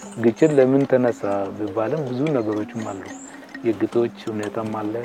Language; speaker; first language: Amharic; non-native, local second language; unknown